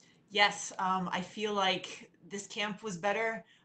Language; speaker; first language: English; native; English